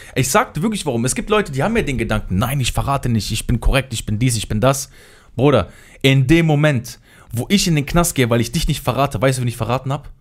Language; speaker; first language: German; early bilingual, other home language; Kurdish